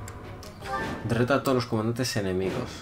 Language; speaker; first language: Spanish; native; Spanish